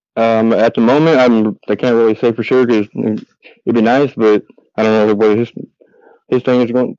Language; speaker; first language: English; native; English